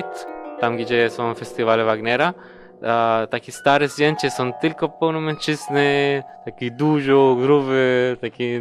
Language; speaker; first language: Polish; non-native, learner; Spanish